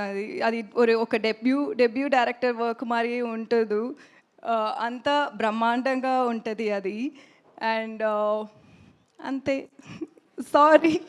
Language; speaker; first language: Telugu; non-native, learner; Tamil